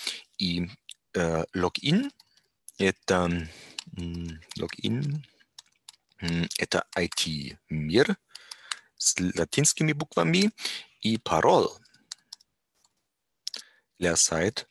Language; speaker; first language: Russian; non-native, learner; German